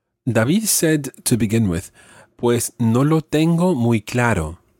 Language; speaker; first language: Spanish; non-native, fluent; English